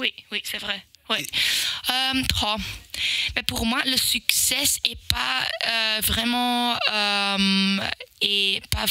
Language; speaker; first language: French; non-native, local second language; Dutch